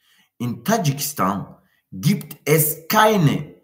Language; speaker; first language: German; non-native, learner; Tajik